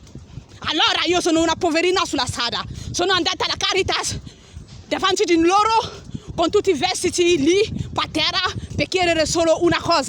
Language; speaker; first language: Italian; non-native, learner; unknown